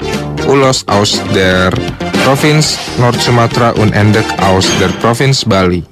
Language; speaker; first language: German; non-native, fluent; Indonesian